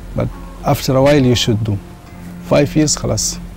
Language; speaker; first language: English; non-native, learner; Arabic